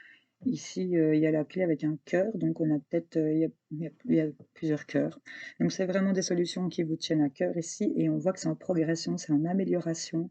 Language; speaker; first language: French; native; French